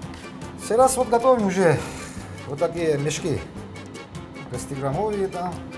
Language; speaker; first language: Polish; non-native, learner; Georgian